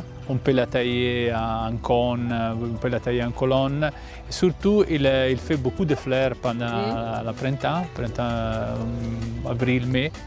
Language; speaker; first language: French; non-native, fluent; Italian